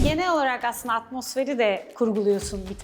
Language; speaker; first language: Turkish; native; Turkish